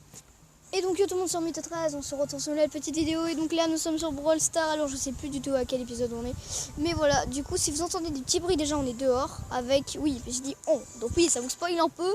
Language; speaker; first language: French; native; French